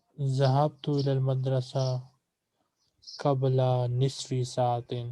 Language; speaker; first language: Arabic; non-native, fluent; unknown